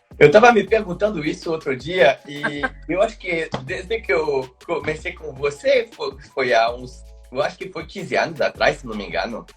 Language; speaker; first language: Portuguese; non-native, fluent; French